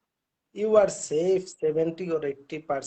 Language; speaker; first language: English; non-native, learner; Bangla